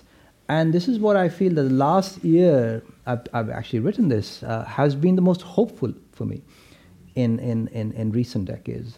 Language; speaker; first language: English; non-native, local second language; Hindi